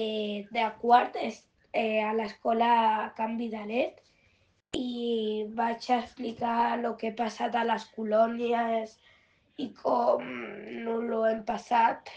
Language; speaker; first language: Catalan; non-native, local second language; Spanish